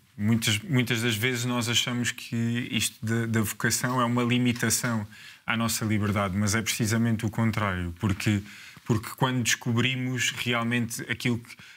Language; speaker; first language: Portuguese; native; Portuguese